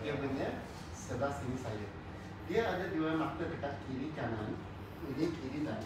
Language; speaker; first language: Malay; non-native, local second language; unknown